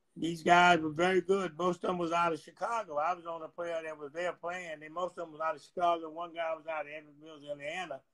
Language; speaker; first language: English; native; English